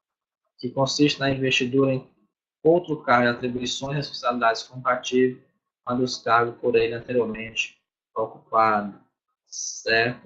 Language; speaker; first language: Portuguese; native; Portuguese